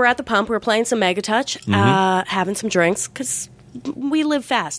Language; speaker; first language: English; native; English